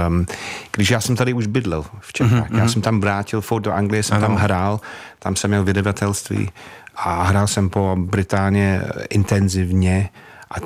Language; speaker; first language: Czech; non-native, fluent; English